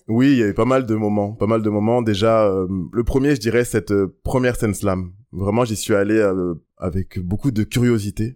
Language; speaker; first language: French; early bilingual, other home language; Lingala